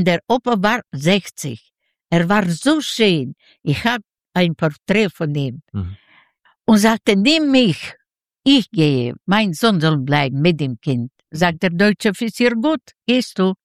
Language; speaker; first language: German; non-native, fluent; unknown